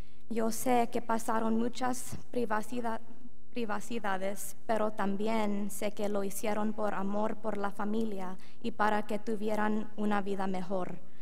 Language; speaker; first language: Spanish; early bilingual, other home language; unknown